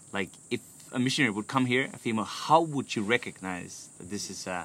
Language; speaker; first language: English; non-native, fluent; Finnish